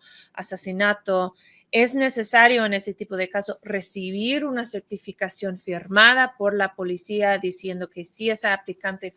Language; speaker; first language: Spanish; non-native, fluent; English